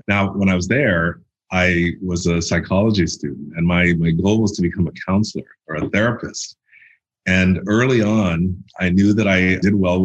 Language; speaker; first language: English; native; English